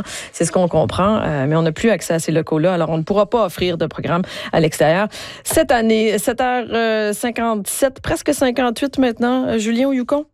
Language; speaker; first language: French; native; French